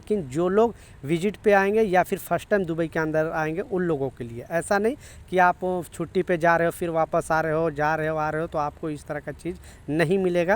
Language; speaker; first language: Hindi; native; Hindi